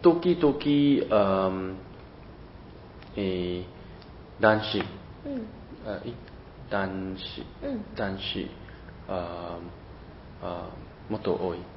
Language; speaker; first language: Japanese; non-native, learner; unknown